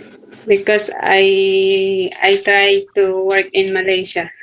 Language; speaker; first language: English; non-native, learner; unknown